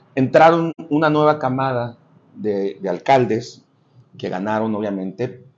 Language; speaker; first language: Spanish; native; Spanish